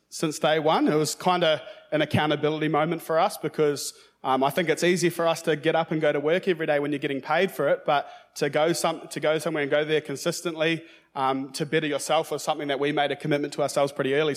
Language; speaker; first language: English; native; English